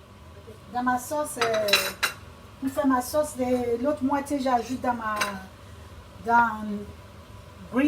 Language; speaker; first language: French; non-native, learner; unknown